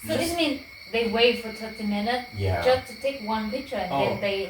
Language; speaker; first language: English; non-native, fluent; Vietnamese